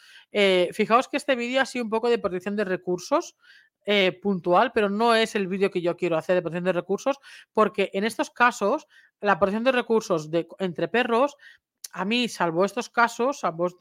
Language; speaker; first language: Spanish; native; Spanish